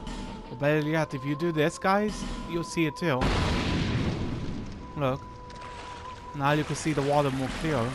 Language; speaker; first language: English; native; English